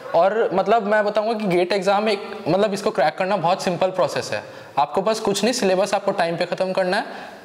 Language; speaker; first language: Hindi; native; Hindi